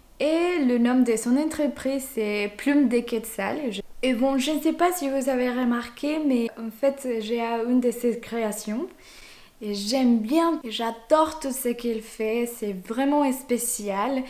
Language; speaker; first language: French; non-native, fluent; Spanish